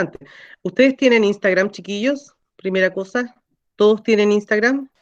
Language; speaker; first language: Spanish; native; Spanish